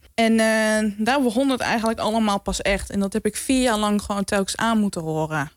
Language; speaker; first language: Dutch; native; Dutch